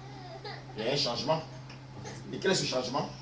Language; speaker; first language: French; native; French